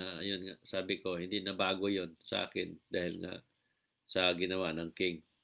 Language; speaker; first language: Filipino; non-native, local second language; Cebuano